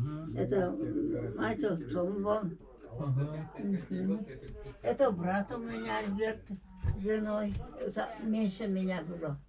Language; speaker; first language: Russian; non-native, local second language; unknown